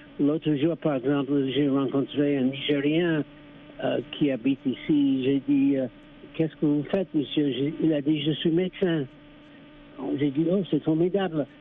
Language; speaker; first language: French; non-native, fluent; English